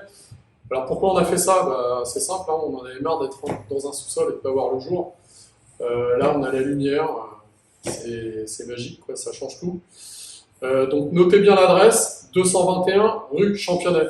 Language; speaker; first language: French; native; French